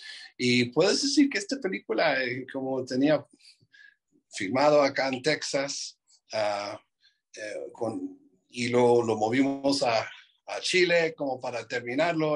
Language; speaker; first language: Spanish; non-native, fluent; English